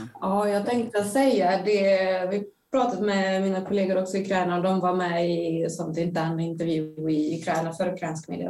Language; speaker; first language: Swedish; non-native, fluent; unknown